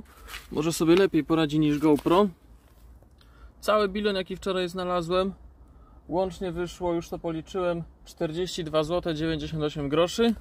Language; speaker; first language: Polish; native; Polish